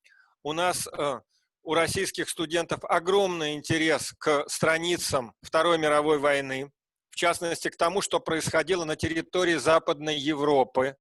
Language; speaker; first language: Russian; native; Russian